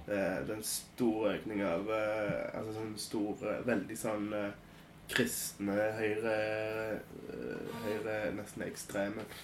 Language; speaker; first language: Norwegian; early bilingual, other home language; Polish